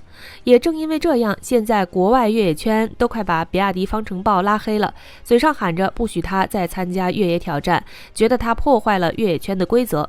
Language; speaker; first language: Chinese; native; Chinese